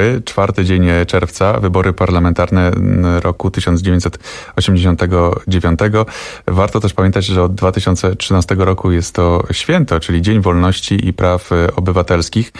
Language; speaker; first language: Polish; native; Polish